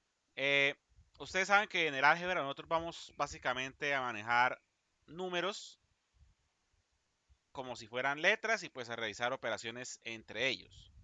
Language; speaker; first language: Spanish; native; Spanish